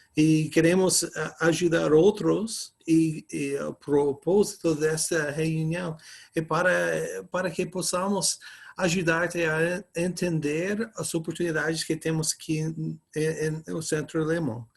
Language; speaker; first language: Portuguese; non-native, fluent; English